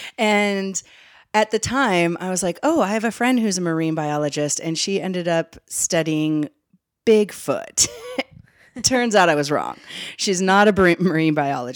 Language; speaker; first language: English; native; English